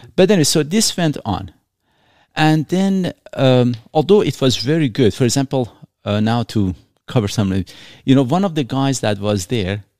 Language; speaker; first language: English; non-native, fluent; Persian